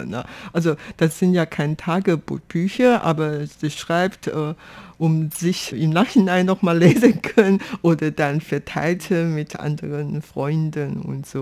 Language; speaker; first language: German; non-native, fluent; Chinese